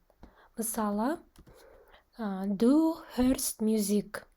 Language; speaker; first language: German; non-native, fluent; Kazakh